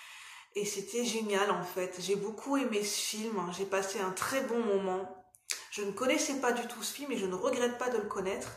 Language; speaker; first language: French; native; French